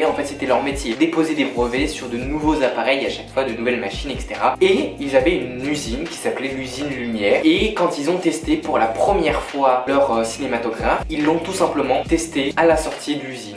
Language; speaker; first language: French; native; French